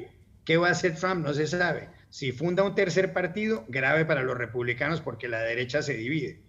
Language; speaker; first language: Spanish; native; Spanish